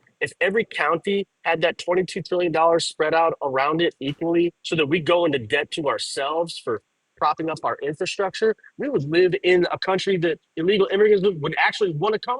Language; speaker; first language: English; native; English